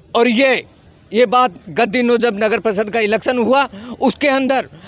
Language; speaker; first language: Hindi; native; Hindi